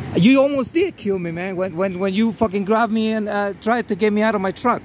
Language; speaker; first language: English; non-native, fluent; Spanish